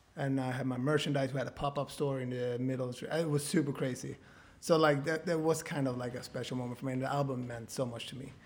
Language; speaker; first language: English; non-native, fluent; Swedish